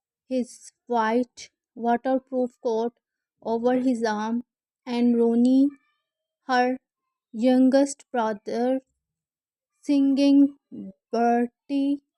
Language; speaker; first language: English; non-native, learner; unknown